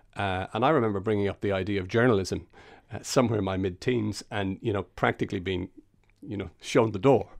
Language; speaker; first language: English; native; English